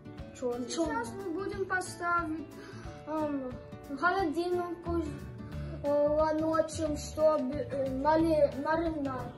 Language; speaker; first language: Russian; non-native, learner; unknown